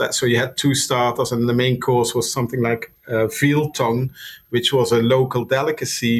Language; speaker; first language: English; non-native, fluent; Dutch